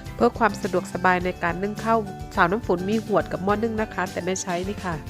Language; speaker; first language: Thai; native; Thai